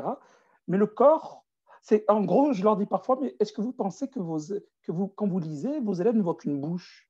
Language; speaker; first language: French; native; French